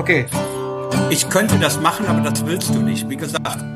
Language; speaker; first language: German; native; German